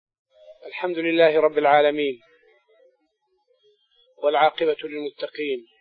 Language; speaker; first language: Arabic; native; Arabic